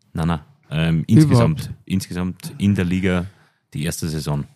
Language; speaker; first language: German; native; German